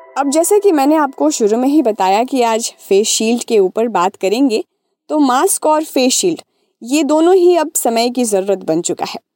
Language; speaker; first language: Hindi; native; Hindi